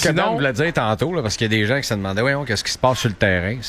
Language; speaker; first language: French; native; French